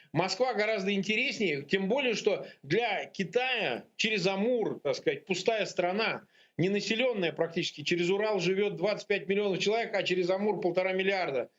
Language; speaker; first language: Russian; native; Russian